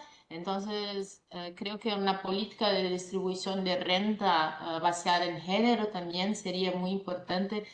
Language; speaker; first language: Spanish; non-native, fluent; Portuguese